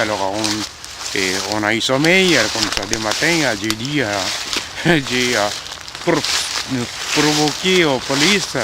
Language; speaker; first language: French; non-native, fluent; Korean